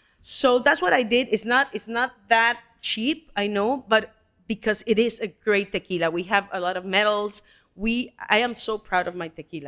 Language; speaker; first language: English; non-native, fluent; Spanish